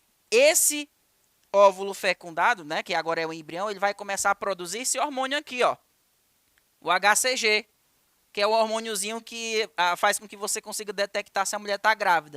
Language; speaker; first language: Portuguese; native; Portuguese